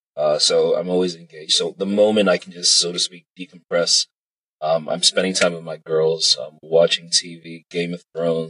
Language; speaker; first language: English; native; English